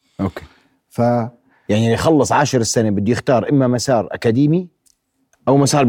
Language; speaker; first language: Arabic; native; Arabic